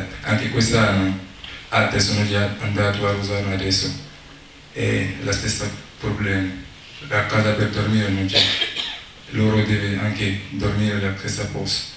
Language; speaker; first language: Italian; non-native, learner; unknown